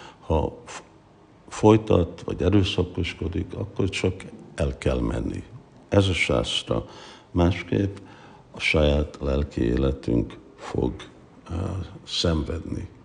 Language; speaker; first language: Hungarian; early bilingual, heritage; Hungarian